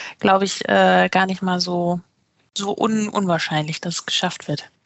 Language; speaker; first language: German; native; German